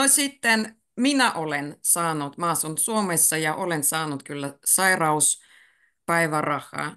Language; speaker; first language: Finnish; native; Finnish